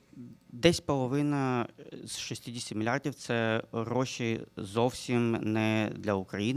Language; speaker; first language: Ukrainian; non-native, local second language; Russian